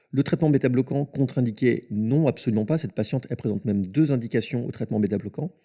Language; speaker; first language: French; native; French